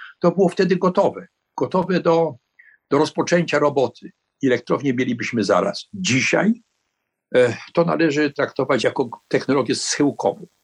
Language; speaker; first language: Polish; native; Polish